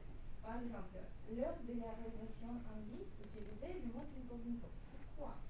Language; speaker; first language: French; non-native, learner; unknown